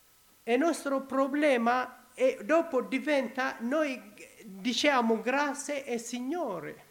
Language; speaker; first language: Italian; non-native, learner; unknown